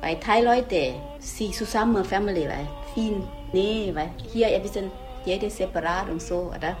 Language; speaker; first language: German; non-native, learner; Thai